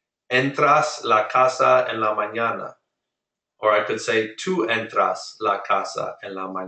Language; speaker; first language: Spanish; non-native, fluent; English